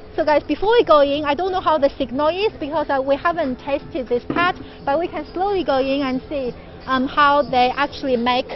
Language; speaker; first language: English; non-native, fluent; Chinese